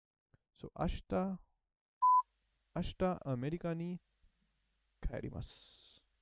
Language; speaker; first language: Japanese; non-native, learner; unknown